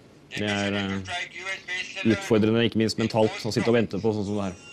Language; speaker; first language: Norwegian; native; Norwegian